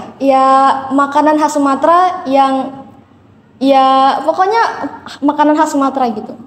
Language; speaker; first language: Indonesian; native; Indonesian